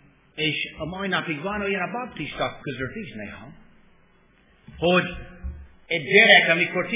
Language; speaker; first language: Hungarian; non-native, fluent; English